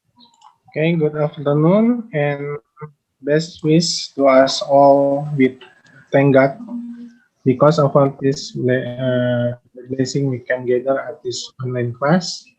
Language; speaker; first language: English; non-native, learner; Indonesian